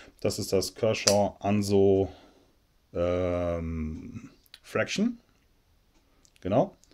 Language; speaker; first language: German; native; German